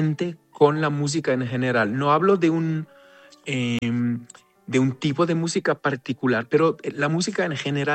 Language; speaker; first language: Spanish; non-native, fluent; Hebrew